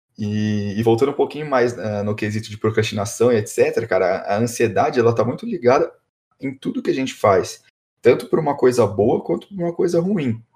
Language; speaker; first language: Portuguese; native; Portuguese